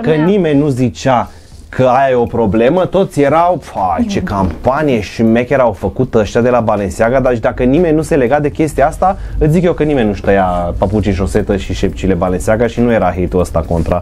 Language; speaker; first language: Romanian; native; Romanian